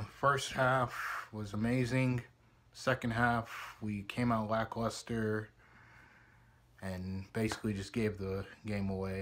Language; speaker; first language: English; native; English